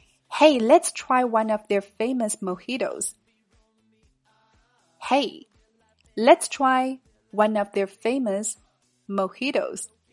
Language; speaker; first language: English; non-native, fluent; Chinese